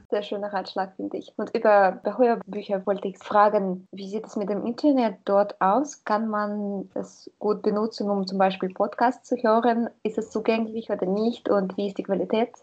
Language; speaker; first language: German; non-native, fluent; Russian